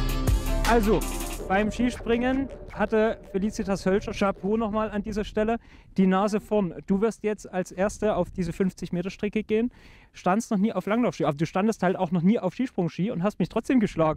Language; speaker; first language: German; native; German